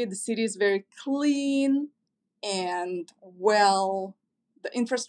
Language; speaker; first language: English; non-native, fluent; Uzbek